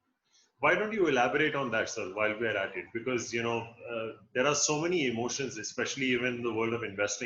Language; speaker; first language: English; non-native, local second language; Hindi